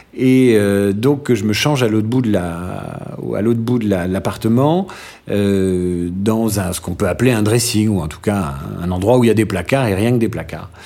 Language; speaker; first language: French; native; French